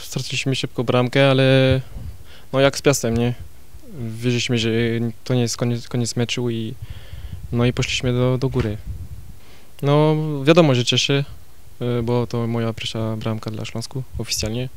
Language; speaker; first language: Polish; non-native, fluent; French